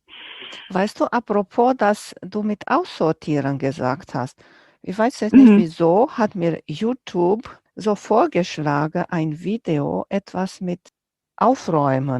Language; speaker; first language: German; non-native, fluent; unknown